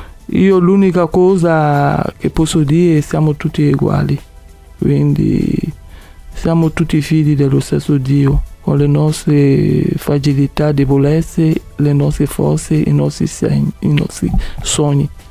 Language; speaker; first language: Italian; non-native, fluent; Bambara